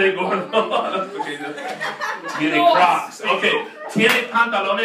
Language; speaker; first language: Spanish; non-native, fluent; English